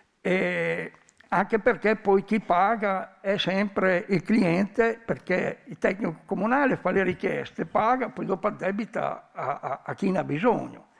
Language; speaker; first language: Italian; native; Italian